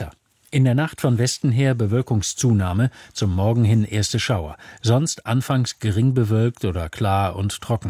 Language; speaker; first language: German; native; German